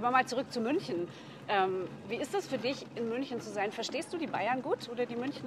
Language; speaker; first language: German; native; German